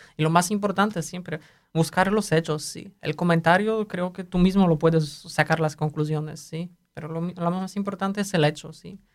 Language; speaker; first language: Spanish; non-native, fluent; Polish